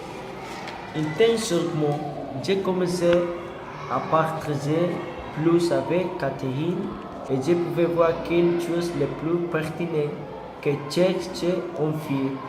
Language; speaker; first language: French; non-native, learner; Spanish